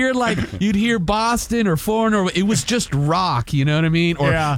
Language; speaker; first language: English; native; English